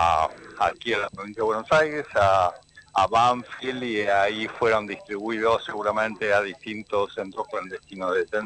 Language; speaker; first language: Spanish; native; Spanish